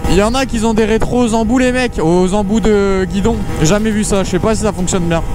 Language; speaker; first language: French; native; French